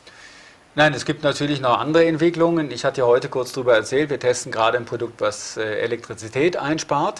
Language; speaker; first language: German; native; German